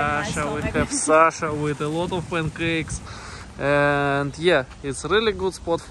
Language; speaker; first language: English; non-native, fluent; Russian